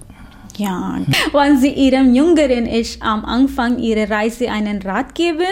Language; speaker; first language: German; non-native, fluent; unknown